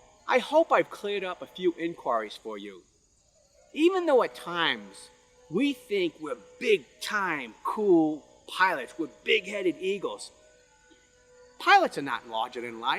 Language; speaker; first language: English; native; English